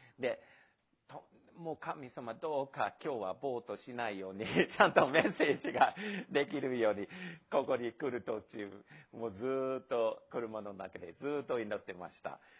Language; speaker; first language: Japanese; non-native, fluent; English